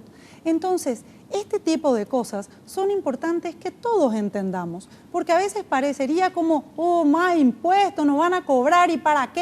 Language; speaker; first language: Spanish; native; Spanish